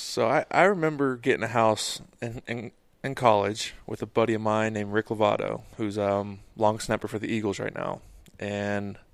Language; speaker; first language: English; native; English